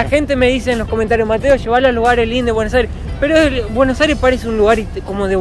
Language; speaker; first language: Spanish; native; Spanish